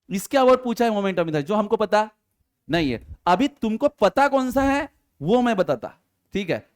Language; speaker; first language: Hindi; non-native, local second language; Marathi